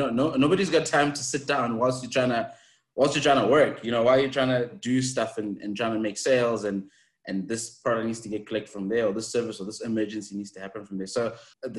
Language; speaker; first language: English; non-native, local second language; Shona